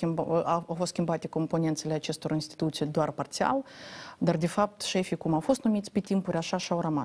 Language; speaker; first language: Romanian; native; Romanian